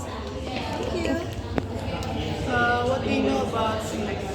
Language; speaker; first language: English; non-native, learner; Indonesian